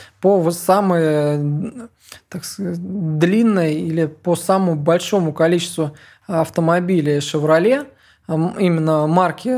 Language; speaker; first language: Russian; native; Russian